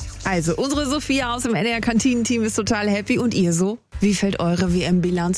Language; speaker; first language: German; native; German